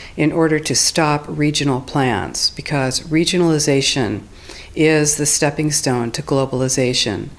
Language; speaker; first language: English; native; English